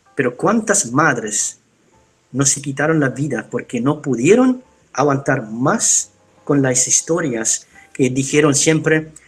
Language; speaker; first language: Spanish; non-native, fluent; Dutch